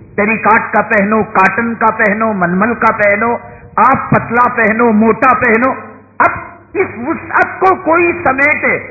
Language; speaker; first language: Urdu; native; Urdu